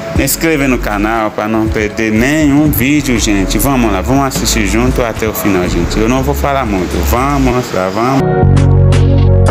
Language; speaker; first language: Portuguese; non-native, learner; Haitian Creole